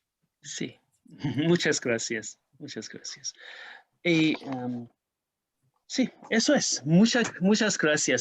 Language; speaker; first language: Spanish; non-native, learner; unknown